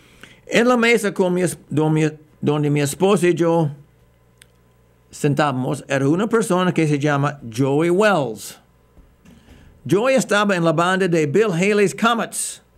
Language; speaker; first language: Spanish; non-native, fluent; English